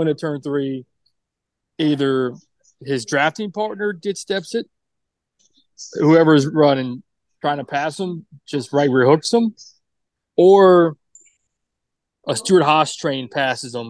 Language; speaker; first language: English; native; English